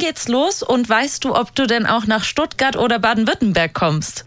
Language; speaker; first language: German; native; German